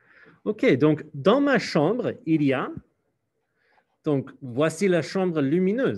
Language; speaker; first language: French; non-native, fluent; English